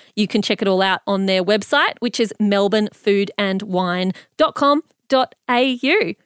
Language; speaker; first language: English; early bilingual, other home language; Hindi